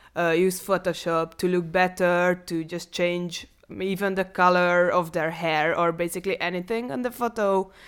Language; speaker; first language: English; non-native, fluent; Hungarian